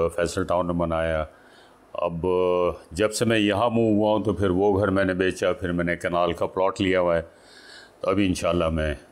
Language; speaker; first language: Urdu; native; Urdu